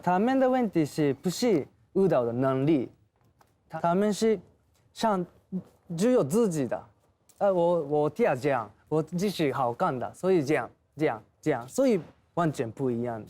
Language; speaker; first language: Chinese; non-native, learner; Japanese